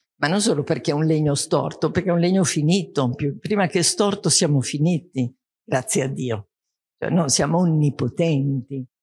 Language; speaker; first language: Italian; native; Italian